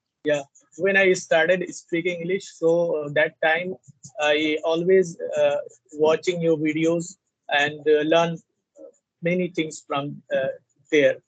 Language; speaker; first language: English; non-native, learner; Hindi